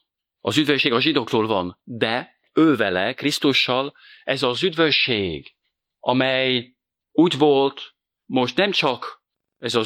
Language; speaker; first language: Hungarian; non-native, fluent; French